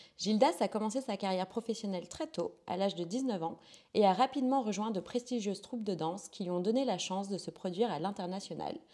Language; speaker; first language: French; native; French